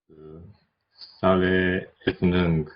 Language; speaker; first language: Korean; non-native, learner; Chinese